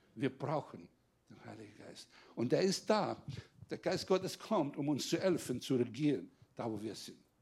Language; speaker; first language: German; non-native, fluent; Greek